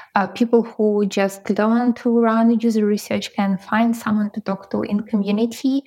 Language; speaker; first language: English; non-native, fluent; Ukrainian